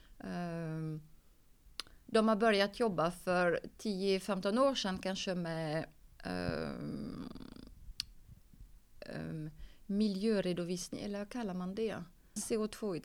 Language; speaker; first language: Swedish; non-native, fluent; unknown